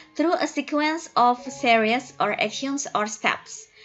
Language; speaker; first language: English; non-native, fluent; Indonesian